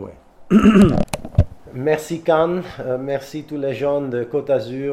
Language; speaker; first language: French; non-native, learner; Dutch